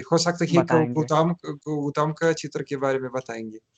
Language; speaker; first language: Hindi; non-native, learner; Russian